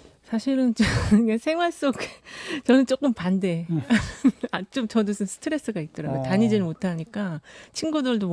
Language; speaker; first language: Korean; native; Korean